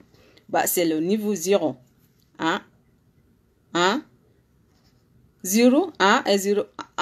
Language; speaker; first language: French; non-native, learner; Arabic